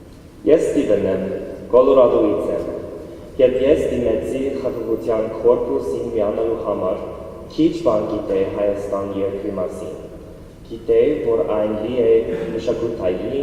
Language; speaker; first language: Armenian; non-native, learner; English